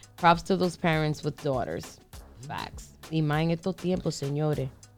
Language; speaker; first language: Spanish; early bilingual, heritage; Spanish